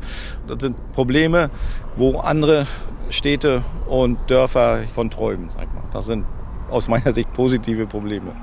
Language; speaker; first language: German; native; German